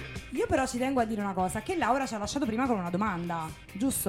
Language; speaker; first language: Italian; native; Italian